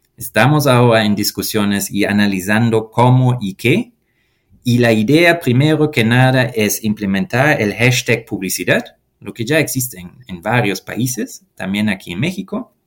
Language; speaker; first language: Spanish; non-native, fluent; German